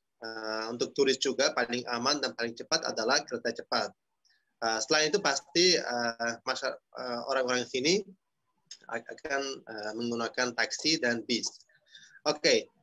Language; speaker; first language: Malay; non-native, fluent; Uzbek